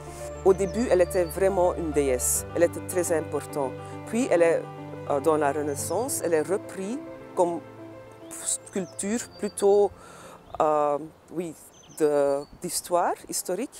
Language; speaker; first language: French; non-native, local second language; Dutch